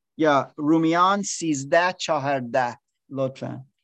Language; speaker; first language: Persian; non-native, learner; English